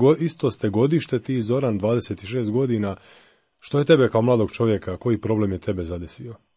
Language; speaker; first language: Croatian; native; Croatian